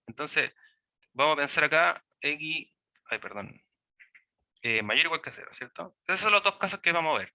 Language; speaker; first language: Spanish; native; Spanish